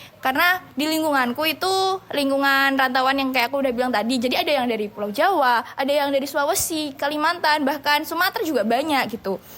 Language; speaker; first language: Indonesian; native; Indonesian